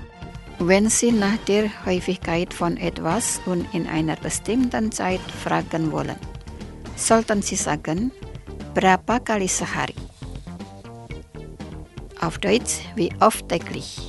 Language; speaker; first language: German; non-native, fluent; Indonesian